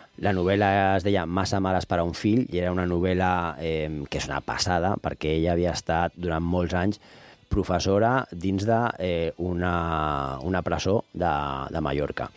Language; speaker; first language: Catalan; native; Catalan